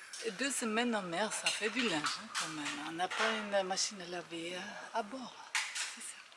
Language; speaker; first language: French; non-native, fluent; German